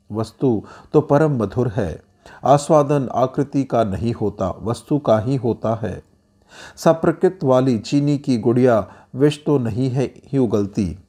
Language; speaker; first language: Hindi; native; Hindi